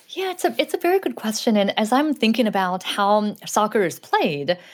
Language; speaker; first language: English; early bilingual, other home language; Chinese